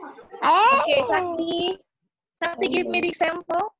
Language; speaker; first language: English; non-native, learner; Indonesian